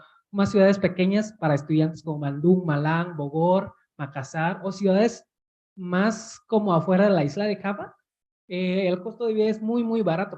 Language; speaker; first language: Spanish; early bilingual, heritage; Spanish